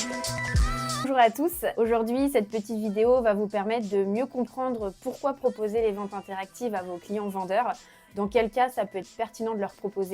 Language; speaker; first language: French; native; French